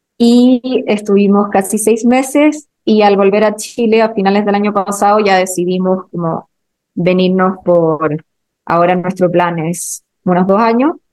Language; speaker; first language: Spanish; native; Spanish